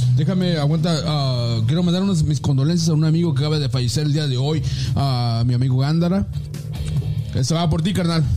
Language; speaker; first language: Spanish; native; Spanish